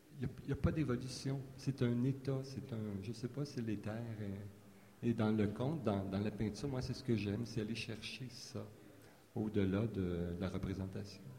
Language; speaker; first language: French; native; French